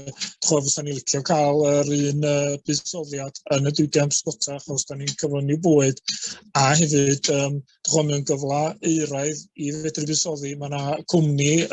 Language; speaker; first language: Welsh; native; Welsh